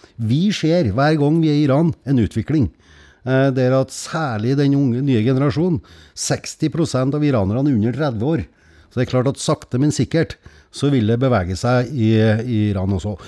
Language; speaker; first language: Norwegian; native; Norwegian